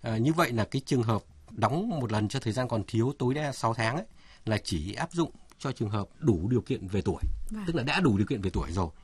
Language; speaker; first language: Vietnamese; native; Vietnamese